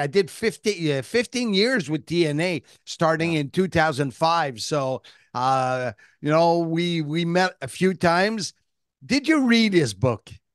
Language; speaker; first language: English; non-native, fluent; French